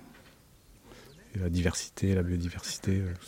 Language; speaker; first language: French; native; French